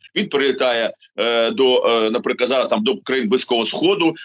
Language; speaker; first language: Ukrainian; native; Ukrainian